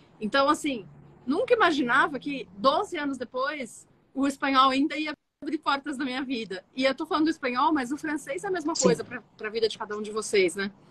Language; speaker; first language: Portuguese; native; Portuguese